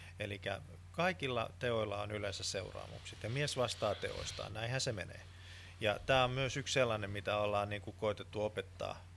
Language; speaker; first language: Finnish; non-native, local second language; Swedish